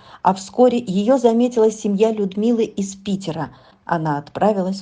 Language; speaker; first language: Russian; native; Russian